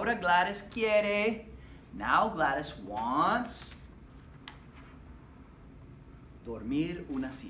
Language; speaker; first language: Spanish; non-native, fluent; English